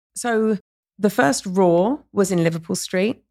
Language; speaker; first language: English; native; English